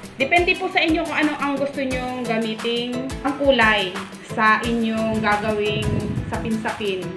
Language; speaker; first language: Filipino; non-native, local second language; Bikol